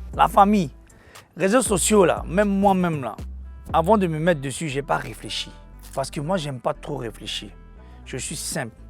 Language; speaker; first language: French; non-native, local second language; Korean